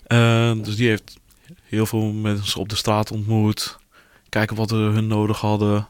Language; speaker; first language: Dutch; non-native, fluent; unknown